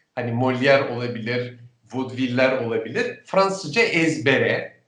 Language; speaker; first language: Turkish; native; Turkish